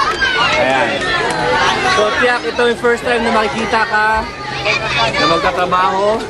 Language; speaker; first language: Filipino; native; Filipino